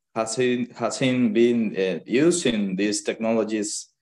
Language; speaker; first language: English; non-native, learner; Spanish